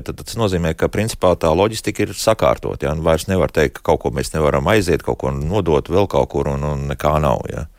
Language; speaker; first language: Latvian; native; Latvian